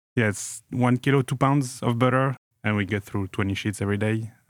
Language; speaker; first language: English; non-native, fluent; French